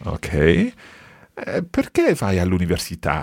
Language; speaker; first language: Italian; non-native, fluent; English